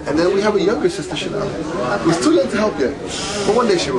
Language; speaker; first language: English; early bilingual, other home language; Spanish